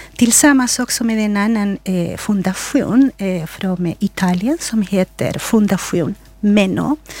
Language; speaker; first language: Swedish; non-native, fluent; Spanish